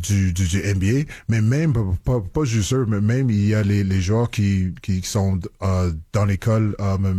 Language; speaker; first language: French; non-native, local second language; English